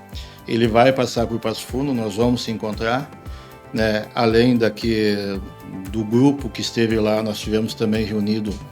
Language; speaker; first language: Portuguese; native; Portuguese